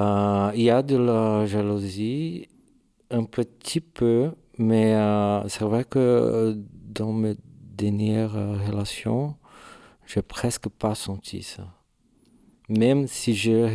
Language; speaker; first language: French; non-native, learner; Portuguese